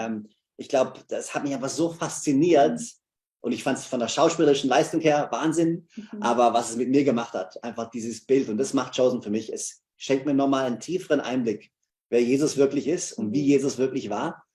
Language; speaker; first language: German; native; German